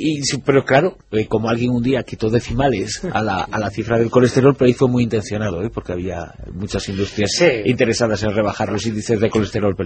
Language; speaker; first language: Spanish; native; Spanish